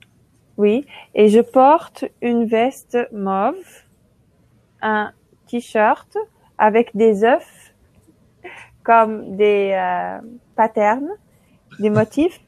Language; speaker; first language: French; non-native, local second language; Arabic